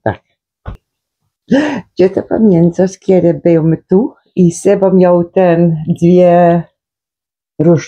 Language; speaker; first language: Polish; non-native, learner; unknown